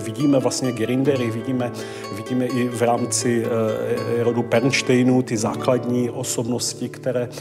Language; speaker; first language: Czech; native; Czech